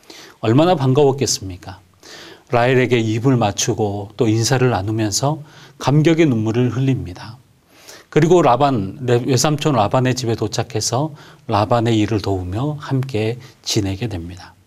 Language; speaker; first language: Korean; native; Korean